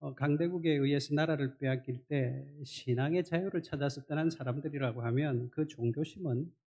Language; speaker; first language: Korean; native; Korean